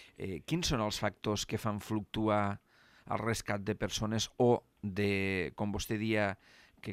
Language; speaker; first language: Catalan; native; Catalan